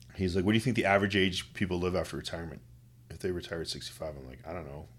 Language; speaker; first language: English; native; English